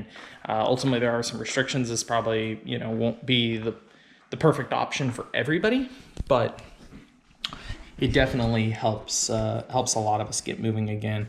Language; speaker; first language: English; native; English